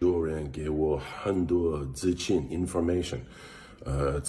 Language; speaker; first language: Chinese; non-native, learner; English